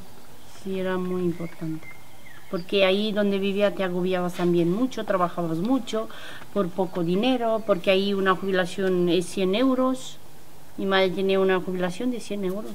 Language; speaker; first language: Spanish; non-native, fluent; Romanian